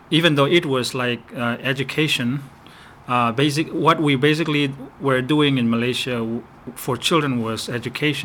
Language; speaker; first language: English; non-native, fluent; Burmese